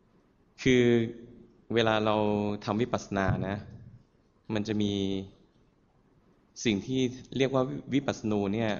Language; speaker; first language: Thai; native; Thai